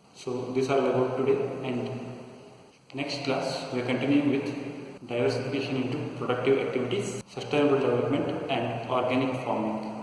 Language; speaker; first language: English; non-native, local second language; Kannada